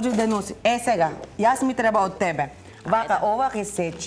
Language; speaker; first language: Macedonian; non-native, learner; Filipino